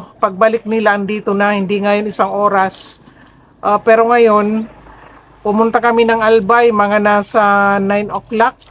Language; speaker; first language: Filipino; non-native, local second language; Bikol